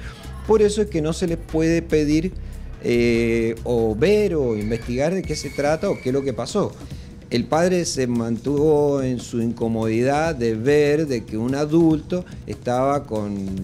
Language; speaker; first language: Spanish; native; Spanish